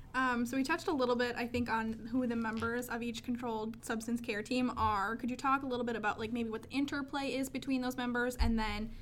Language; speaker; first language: English; native; English